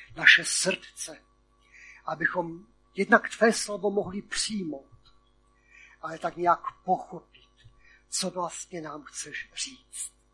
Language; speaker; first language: Czech; non-native, local second language; Polish